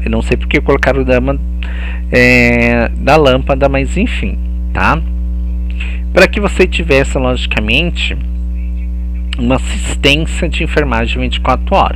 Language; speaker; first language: Portuguese; native; Portuguese